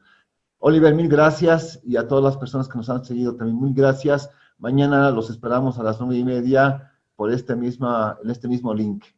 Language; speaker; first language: Spanish; native; Spanish